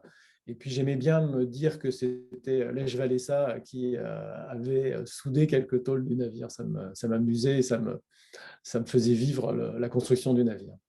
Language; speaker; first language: French; native; French